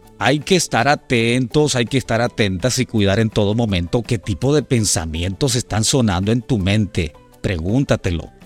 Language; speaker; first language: Spanish; native; Spanish